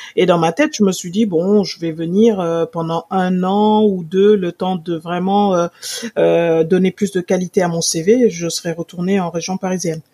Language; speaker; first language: French; non-native, local second language; Wolof